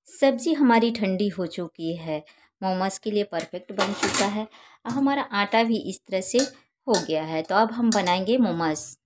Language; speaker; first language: Hindi; native; Hindi